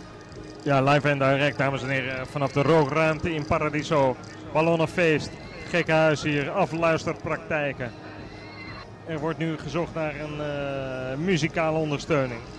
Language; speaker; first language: Dutch; native; Dutch